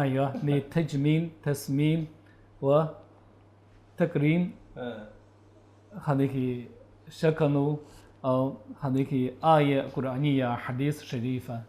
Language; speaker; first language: Arabic; non-native, learner; Chinese